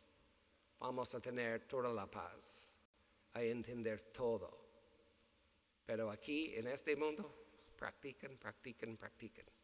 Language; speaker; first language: Spanish; non-native, learner; English